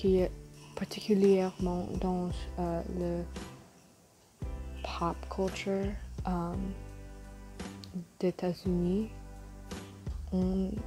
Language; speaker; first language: French; non-native, learner; English